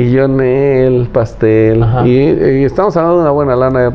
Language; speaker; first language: Spanish; native; Spanish